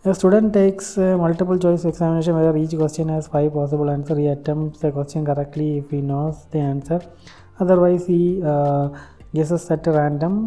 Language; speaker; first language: English; non-native, local second language; Malayalam